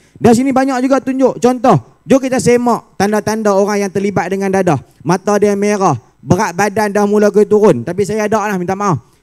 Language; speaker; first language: Malay; native; Malay